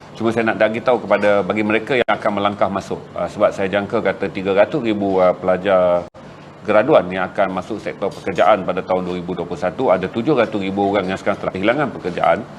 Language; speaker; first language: Malay; native; Malay